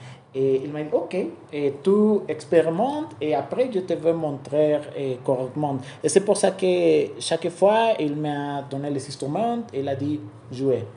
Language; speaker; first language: French; non-native, learner; Spanish